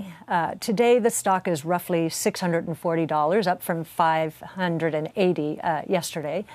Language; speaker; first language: English; native; English